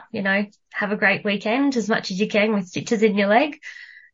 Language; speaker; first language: English; native; English